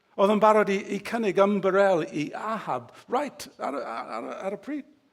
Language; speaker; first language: Welsh; native; Welsh